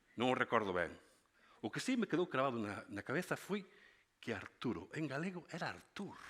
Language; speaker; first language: Galician; native; Galician